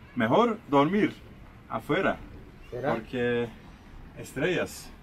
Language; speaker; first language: Spanish; non-native, learner; Turkish